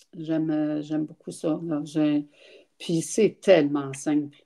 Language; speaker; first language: French; native; French